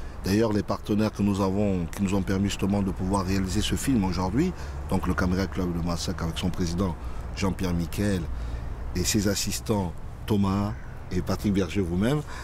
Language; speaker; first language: French; native; French